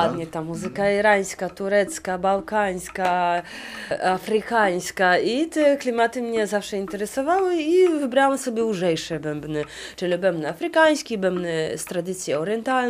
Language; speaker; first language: Polish; non-native, fluent; Russian